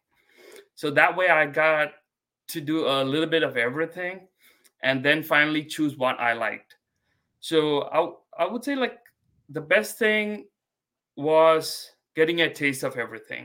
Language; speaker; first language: English; non-native, local second language; Malayalam